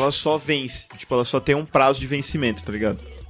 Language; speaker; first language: Portuguese; native; Portuguese